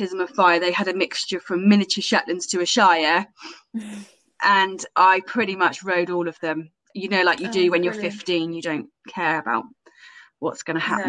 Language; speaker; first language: English; native; English